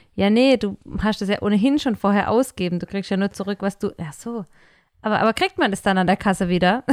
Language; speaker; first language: German; native; German